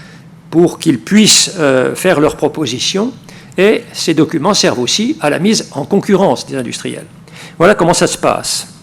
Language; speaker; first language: French; native; French